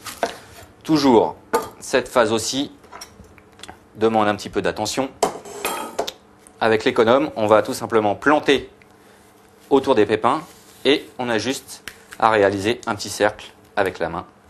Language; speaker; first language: French; native; French